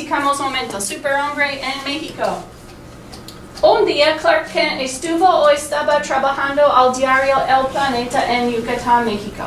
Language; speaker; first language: Spanish; non-native, fluent; English